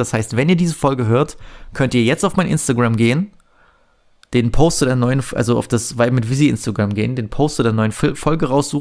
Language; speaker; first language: German; native; German